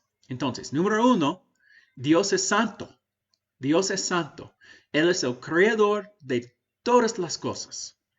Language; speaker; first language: Spanish; non-native, fluent; English